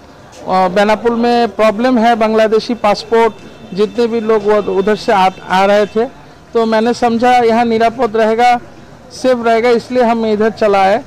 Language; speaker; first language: Hindi; non-native, local second language; Bangla